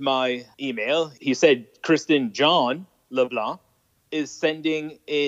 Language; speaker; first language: English; non-native, fluent; French